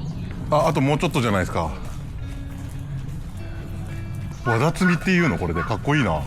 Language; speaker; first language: Japanese; native; Japanese